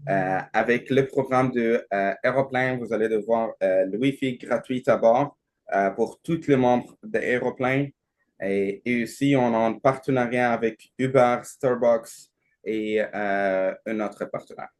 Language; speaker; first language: French; non-native, learner; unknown